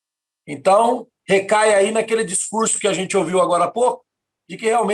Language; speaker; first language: Portuguese; native; Portuguese